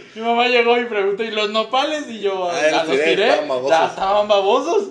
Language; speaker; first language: Spanish; native; Spanish